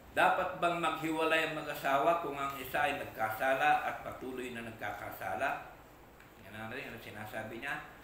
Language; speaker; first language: Filipino; non-native, local second language; Iloko